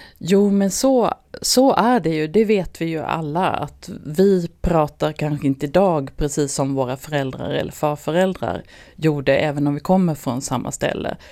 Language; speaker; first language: Swedish; native; Swedish